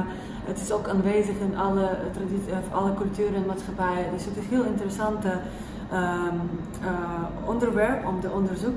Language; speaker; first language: Dutch; non-native, fluent; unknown